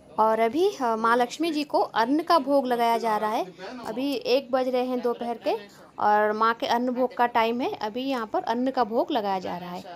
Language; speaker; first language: Hindi; non-native, local second language; Bangla